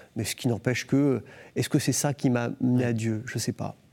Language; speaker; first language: French; native; French